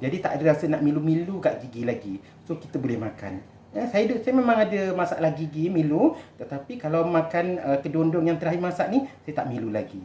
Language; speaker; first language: Malay; native; Malay